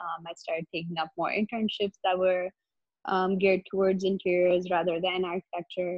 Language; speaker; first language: English; non-native, local second language; Hindi